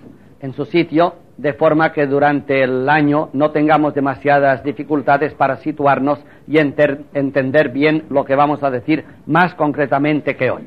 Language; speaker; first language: Spanish; native; Spanish